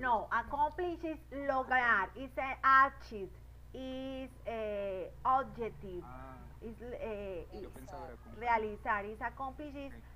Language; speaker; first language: English; non-native, learner; Spanish